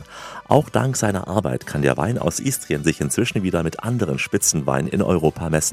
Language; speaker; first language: German; native; German